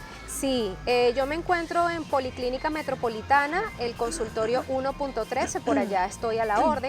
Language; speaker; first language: Spanish; native; Spanish